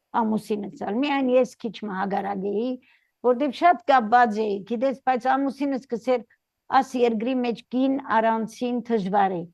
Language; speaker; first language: Armenian; early bilingual, heritage; Armenian